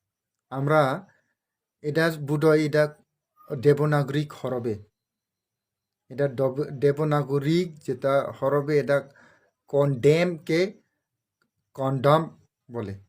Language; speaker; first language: Bangla; non-native, local second language; Kok Borok